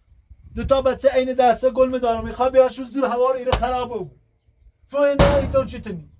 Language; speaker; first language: Persian; non-native, local second language; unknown